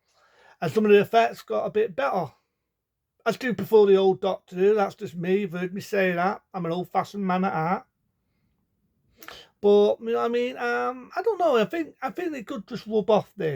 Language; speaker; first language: English; native; English